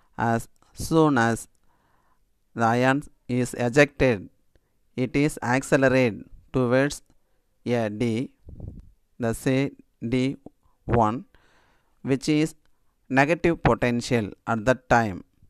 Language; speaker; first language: English; non-native, local second language; Tamil